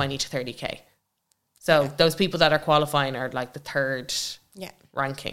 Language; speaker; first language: English; native; English